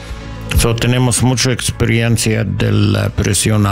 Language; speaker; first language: Spanish; non-native, learner; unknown